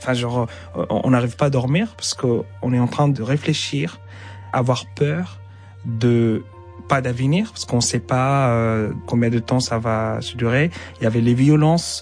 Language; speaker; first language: French; non-native, fluent; Arabic